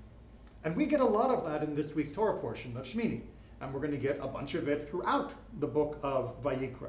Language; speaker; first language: English; native; English